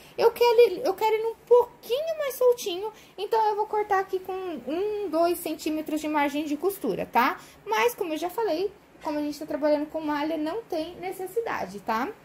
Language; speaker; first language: Portuguese; native; Portuguese